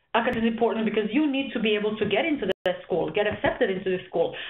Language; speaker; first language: English; non-native, fluent; Serbian